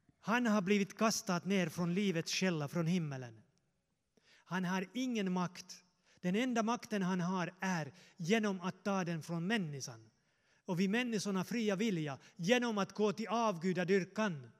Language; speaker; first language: Swedish; non-native, fluent; Finnish